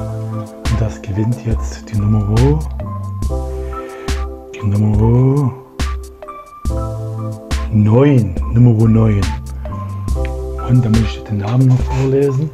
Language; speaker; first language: German; native; German